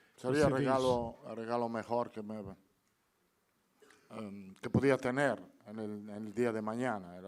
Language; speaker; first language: Spanish; non-native, fluent; Italian